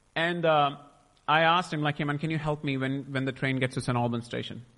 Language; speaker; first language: English; non-native, local second language; Punjabi